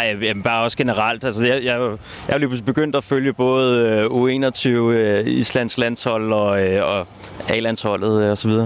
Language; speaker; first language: Danish; native; Danish